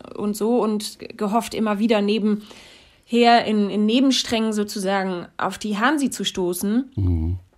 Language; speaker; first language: German; native; German